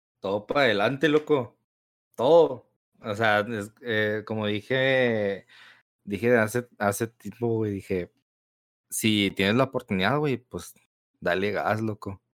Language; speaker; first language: Spanish; early bilingual, heritage; Spanish